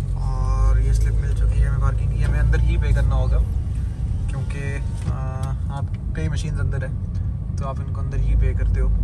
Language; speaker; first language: Urdu; native; Urdu